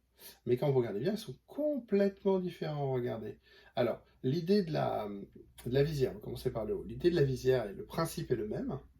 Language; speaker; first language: French; native; French